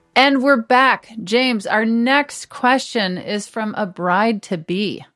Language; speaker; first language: English; native; English